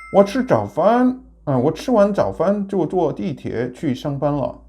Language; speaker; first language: Chinese; non-native, fluent; Korean